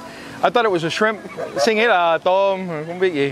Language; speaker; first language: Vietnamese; non-native, learner; English